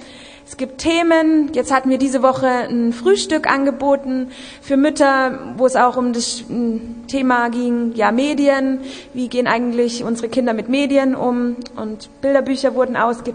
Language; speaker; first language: German; native; German